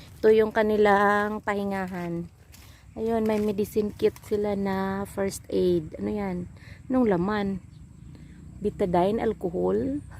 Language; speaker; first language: Filipino; non-native, local second language; Cebuano